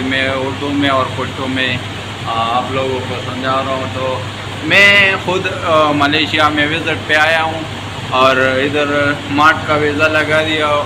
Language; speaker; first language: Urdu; non-native, local second language; Pashto